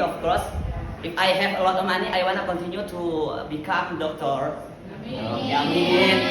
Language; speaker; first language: English; non-native, learner; Indonesian